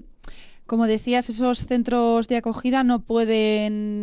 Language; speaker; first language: Spanish; native; Spanish